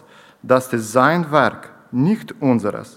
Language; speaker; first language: German; non-native, learner; Ukrainian